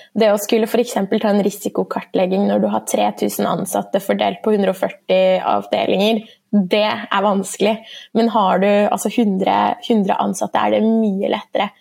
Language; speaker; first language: Norwegian; early bilingual, other home language; Persian